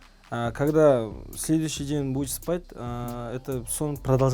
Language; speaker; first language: Russian; non-native, local second language; Kazakh